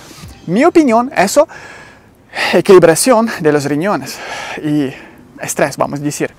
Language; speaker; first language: Spanish; non-native, learner; Ukrainian